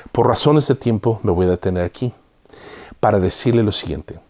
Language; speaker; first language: Spanish; native; Spanish